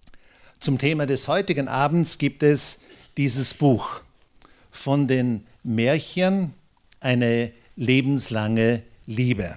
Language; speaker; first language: German; native; German